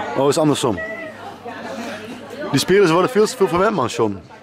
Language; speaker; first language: Dutch; native; Dutch